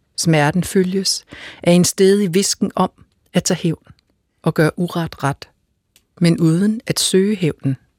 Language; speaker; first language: Danish; native; Danish